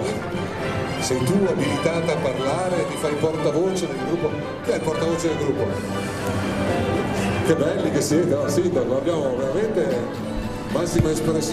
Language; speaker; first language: Italian; native; Italian